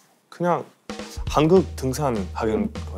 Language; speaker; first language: Korean; non-native, learner; English